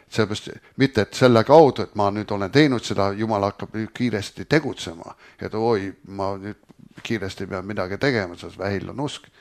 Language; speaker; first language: Estonian; early bilingual, heritage; Estonian